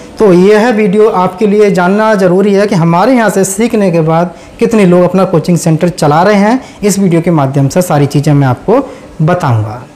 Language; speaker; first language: Hindi; native; Hindi